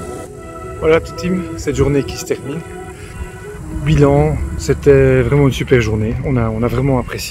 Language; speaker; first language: French; native; French